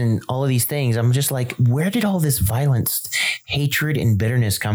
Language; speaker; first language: English; native; English